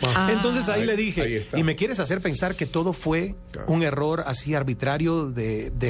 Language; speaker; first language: Spanish; native; Spanish